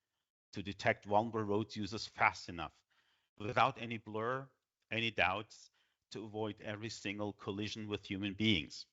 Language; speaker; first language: English; non-native, fluent; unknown